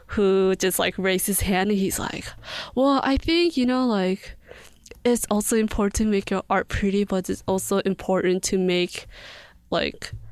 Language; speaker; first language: English; early bilingual, other home language; Korean